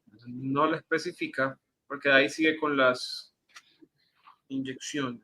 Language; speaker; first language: Spanish; native; Spanish